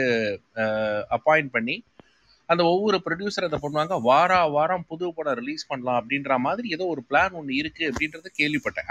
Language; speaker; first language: Tamil; native; Tamil